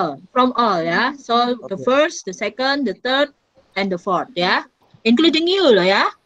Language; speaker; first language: English; non-native, fluent; Indonesian